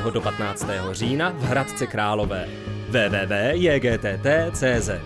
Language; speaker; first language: Czech; native; Czech